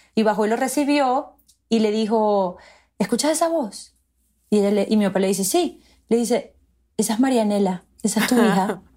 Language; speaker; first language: Spanish; native; Spanish